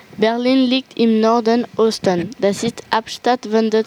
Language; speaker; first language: German; non-native, learner; French